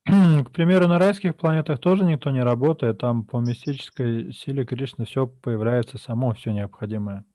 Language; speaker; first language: Russian; native; Russian